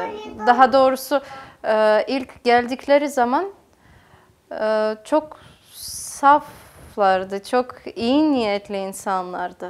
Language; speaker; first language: Turkish; non-native, fluent; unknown